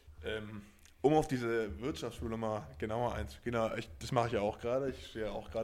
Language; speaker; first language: German; native; German